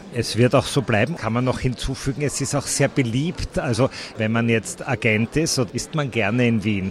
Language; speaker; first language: German; native; German